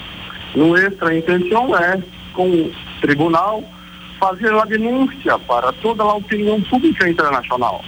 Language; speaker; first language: Spanish; non-native, learner; Portuguese